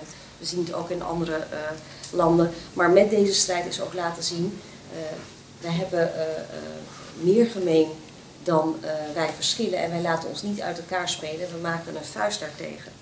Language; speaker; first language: Dutch; native; Dutch